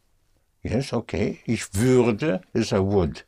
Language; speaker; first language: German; non-native, fluent; English